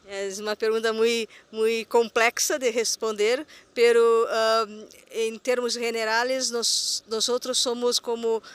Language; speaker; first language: Spanish; non-native, learner; Portuguese